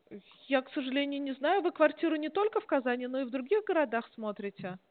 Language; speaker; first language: Russian; native; Russian